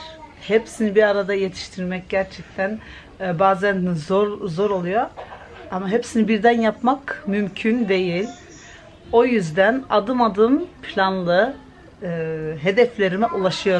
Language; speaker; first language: Turkish; early bilingual, other home language; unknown